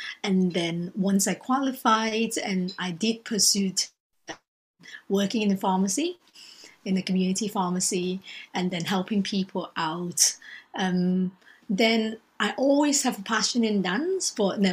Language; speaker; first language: English; non-native, local second language; Cantonese